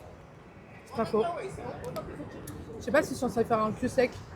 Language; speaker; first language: French; native; French